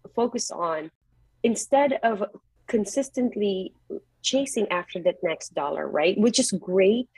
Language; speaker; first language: English; non-native, local second language; Filipino